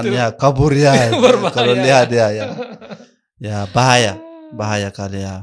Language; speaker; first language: Indonesian; non-native, learner; Arabic